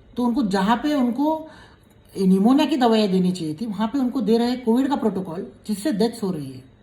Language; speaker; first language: Hindi; native; Hindi